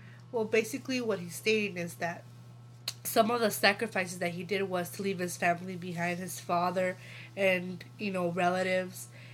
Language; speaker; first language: English; early bilingual, other home language; Spanish